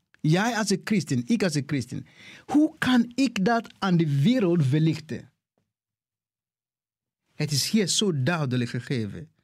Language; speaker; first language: Dutch; non-native, fluent; English